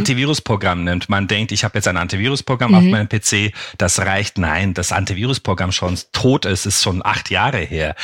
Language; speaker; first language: German; non-native, fluent; Turkish